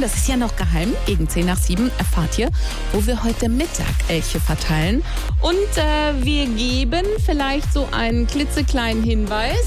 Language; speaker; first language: German; native; German